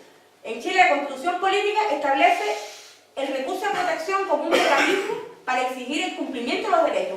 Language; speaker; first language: Spanish; native; Spanish